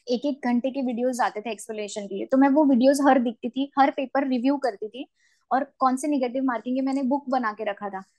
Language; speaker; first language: Hindi; non-native, local second language; Marathi